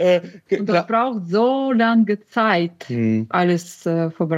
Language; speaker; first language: German; non-native, learner; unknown